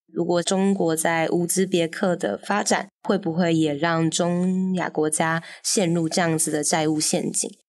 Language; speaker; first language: Chinese; native; Chinese